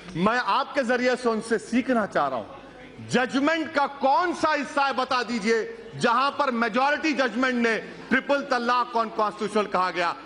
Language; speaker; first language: Urdu; native; Urdu